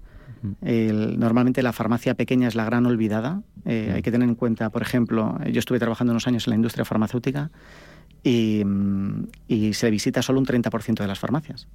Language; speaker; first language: Spanish; native; Spanish